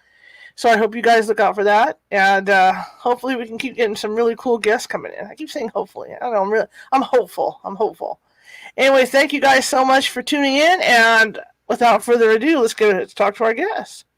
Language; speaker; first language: English; native; English